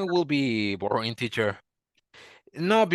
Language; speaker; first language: English; non-native, learner; Spanish